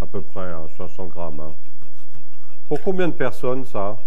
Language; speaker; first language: French; native; French